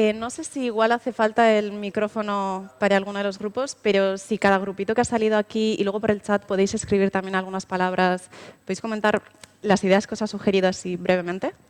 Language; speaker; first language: Spanish; native; Spanish